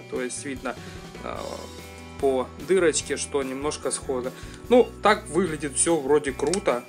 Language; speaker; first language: Russian; native; Russian